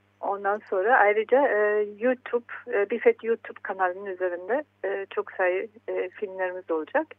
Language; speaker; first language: Turkish; non-native, fluent; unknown